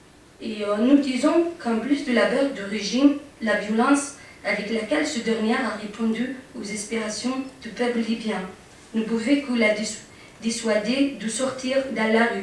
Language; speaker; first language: French; non-native, fluent; Arabic